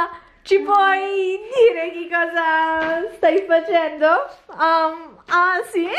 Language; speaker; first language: Italian; non-native, learner; Filipino